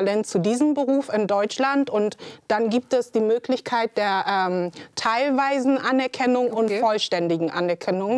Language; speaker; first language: German; early bilingual, other home language; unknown